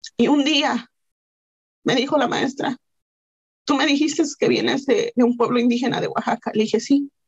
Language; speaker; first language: Spanish; non-native, local second language; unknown